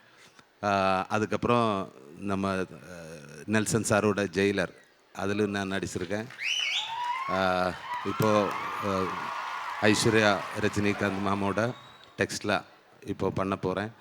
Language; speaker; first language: Tamil; non-native, learner; Malayalam